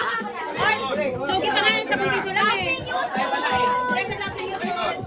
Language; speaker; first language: Filipino; native; Filipino